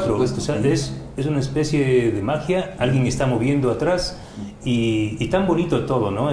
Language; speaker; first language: Spanish; native; Spanish